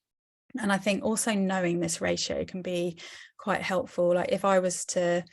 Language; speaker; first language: English; native; English